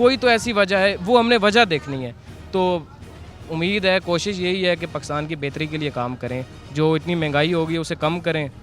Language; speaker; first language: Urdu; non-native, local second language; Punjabi